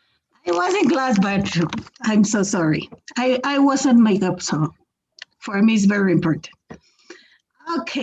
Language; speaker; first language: English; non-native, fluent; Spanish